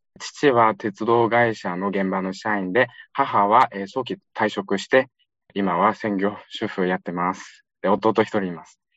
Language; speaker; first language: Japanese; non-native, fluent; Uyghur